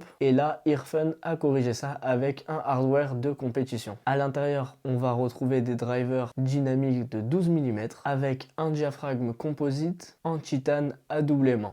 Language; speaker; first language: French; native; French